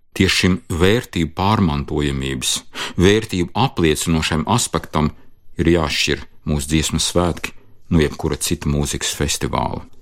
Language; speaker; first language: Latvian; native; Latvian